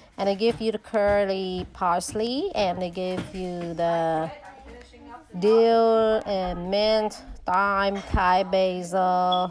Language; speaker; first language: English; non-native, fluent; Vietnamese